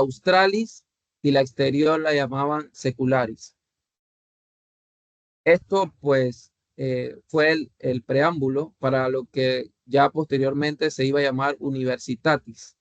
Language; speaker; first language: Spanish; native; Spanish